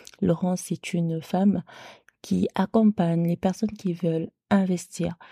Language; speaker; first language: French; non-native, local second language; Lingala